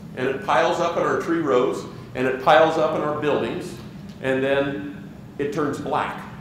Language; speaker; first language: English; native; English